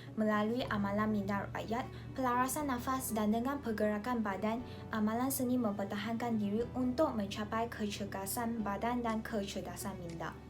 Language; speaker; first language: Malay; non-native, local second language; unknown